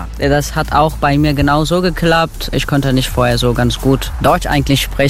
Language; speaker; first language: German; non-native, learner; Turkish